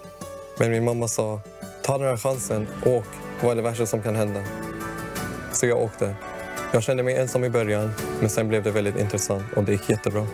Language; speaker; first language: Swedish; early bilingual, other home language; Persian